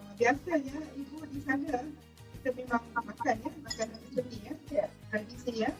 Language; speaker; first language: Malay; native; Malay